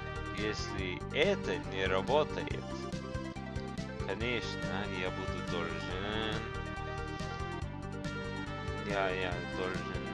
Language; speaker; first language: Russian; non-native, learner; English